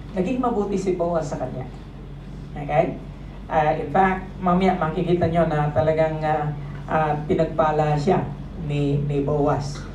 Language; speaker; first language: Filipino; non-native, local second language; Cebuano